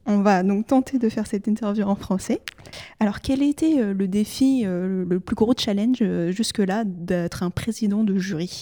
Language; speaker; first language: French; native; French